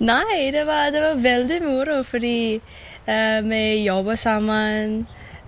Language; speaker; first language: Norwegian; non-native, learner; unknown